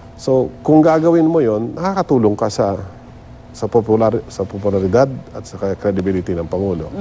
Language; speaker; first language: Filipino; non-native, local second language; Cebuano